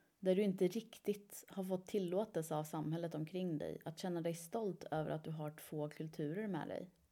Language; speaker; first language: Swedish; early bilingual, other home language; Persian